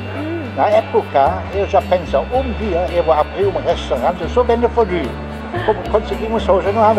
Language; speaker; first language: Portuguese; non-native, learner; German